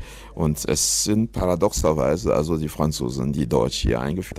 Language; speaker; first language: German; non-native, fluent; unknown